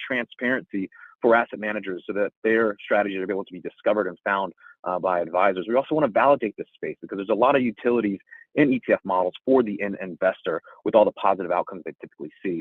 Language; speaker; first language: English; native; English